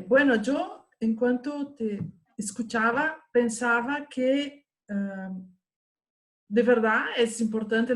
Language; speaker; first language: Spanish; non-native, fluent; Portuguese